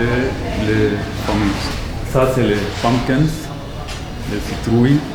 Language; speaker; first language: French; non-native, local second language; Arabic